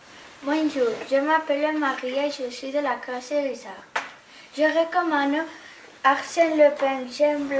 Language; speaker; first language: French; non-native, learner; Catalan